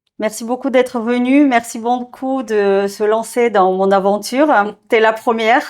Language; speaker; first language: French; non-native, fluent; Russian